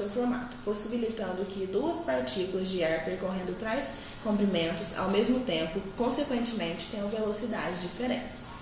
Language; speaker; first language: Portuguese; native; Portuguese